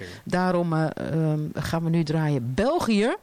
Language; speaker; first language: Dutch; native; Dutch